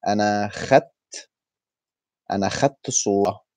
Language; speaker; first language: Arabic; early bilingual, heritage; Arabic